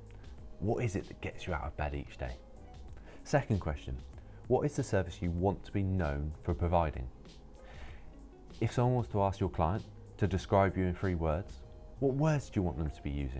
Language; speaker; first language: English; native; English